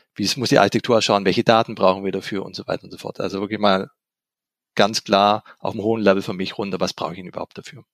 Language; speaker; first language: German; native; German